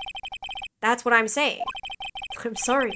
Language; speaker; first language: English; native; English